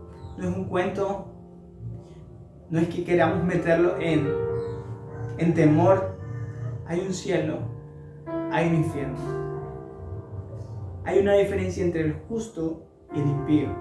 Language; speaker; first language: Spanish; native; Spanish